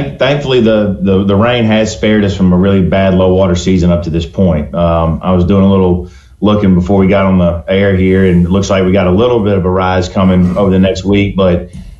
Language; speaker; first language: English; native; English